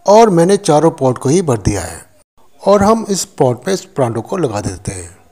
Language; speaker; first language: Hindi; non-native, local second language; Nepali